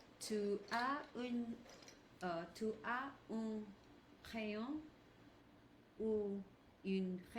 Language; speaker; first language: French; non-native, learner; English